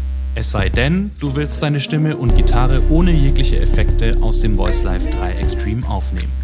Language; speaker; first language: German; native; German